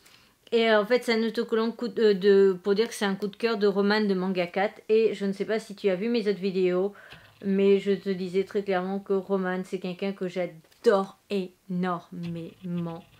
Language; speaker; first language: French; native; French